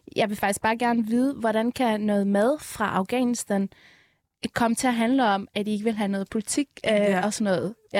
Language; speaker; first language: Danish; early bilingual, other home language; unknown